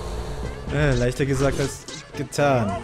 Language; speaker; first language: German; native; German